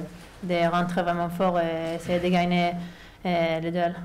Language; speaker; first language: French; non-native, fluent; Swedish